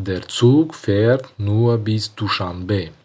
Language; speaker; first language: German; non-native, learner; Tajik